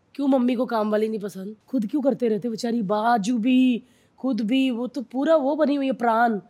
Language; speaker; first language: Hindi; native; Hindi